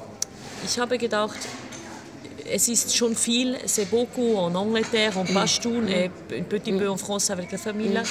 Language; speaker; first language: French; non-native, local second language; German